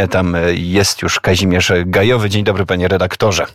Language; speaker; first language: Polish; native; Polish